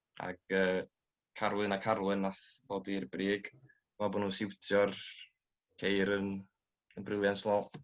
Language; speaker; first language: Welsh; native; Welsh